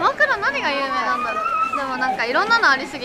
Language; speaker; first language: Japanese; native; Japanese